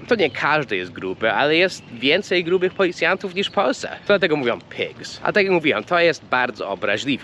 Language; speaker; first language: Polish; non-native, fluent; English